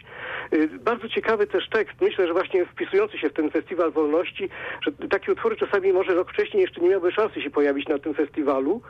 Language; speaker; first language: Polish; native; Polish